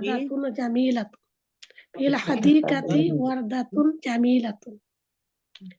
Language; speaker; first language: Arabic; non-native, learner; Bangla